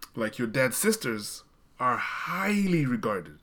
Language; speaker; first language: English; non-native, local second language; Shona